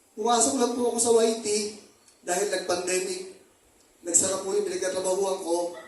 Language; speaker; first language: Filipino; native; Filipino